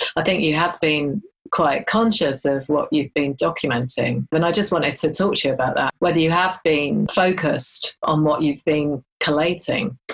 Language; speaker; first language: English; native; English